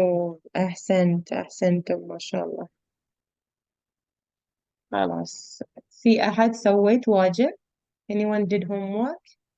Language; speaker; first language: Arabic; non-native, fluent; Urdu